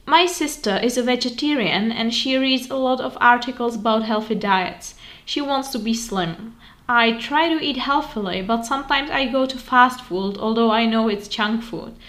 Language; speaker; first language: English; non-native, fluent; Czech